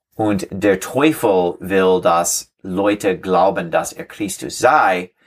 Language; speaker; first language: German; non-native, learner; English